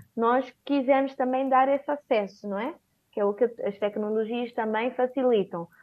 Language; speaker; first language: Portuguese; non-native, local second language; Kabuverdianu